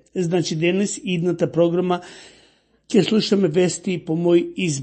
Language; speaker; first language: Macedonian; native; Macedonian